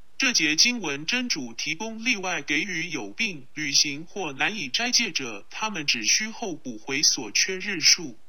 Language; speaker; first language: Chinese; non-native, local second language; Cantonese